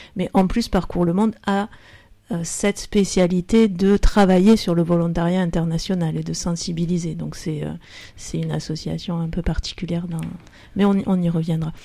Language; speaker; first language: French; native; French